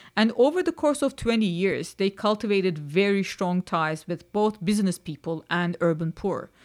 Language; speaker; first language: English; non-native, fluent; Turkish